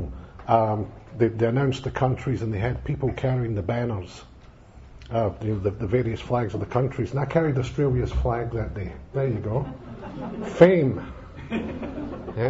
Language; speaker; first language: English; native; English